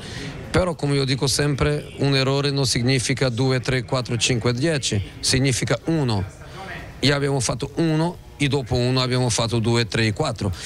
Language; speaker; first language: Italian; non-native, fluent; Portuguese